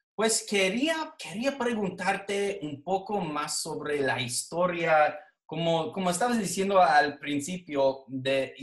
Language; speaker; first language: Spanish; non-native, fluent; English